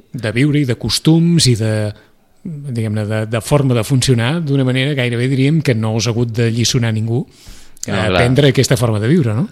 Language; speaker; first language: Catalan; native; Catalan